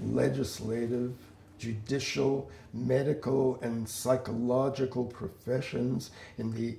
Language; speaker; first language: English; native; English